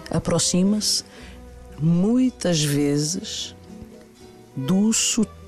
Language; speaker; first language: Portuguese; non-native, local second language; Kabuverdianu